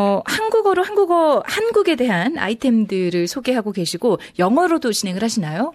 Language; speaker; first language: Korean; native; Korean